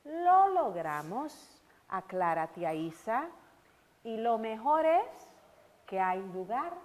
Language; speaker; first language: Spanish; early bilingual, heritage; Spanish